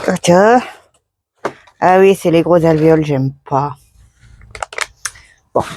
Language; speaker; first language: French; native; French